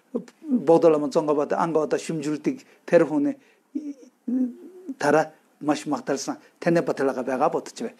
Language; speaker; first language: Mongolian; non-native, fluent; Tibetan